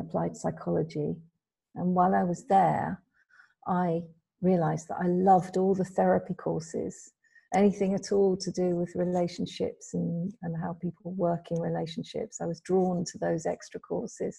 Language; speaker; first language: English; native; English